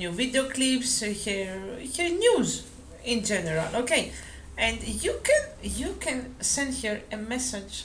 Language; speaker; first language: English; non-native, fluent; Greek